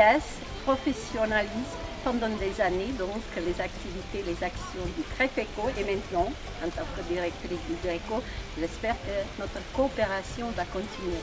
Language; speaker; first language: French; non-native, fluent; Macedonian